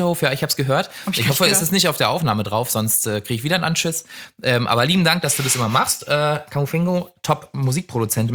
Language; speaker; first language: German; native; German